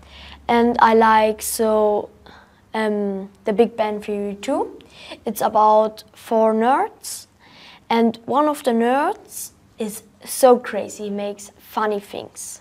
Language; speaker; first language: English; non-native, learner; German